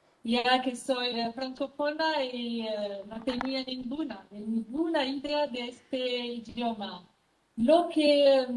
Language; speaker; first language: Spanish; non-native, fluent; French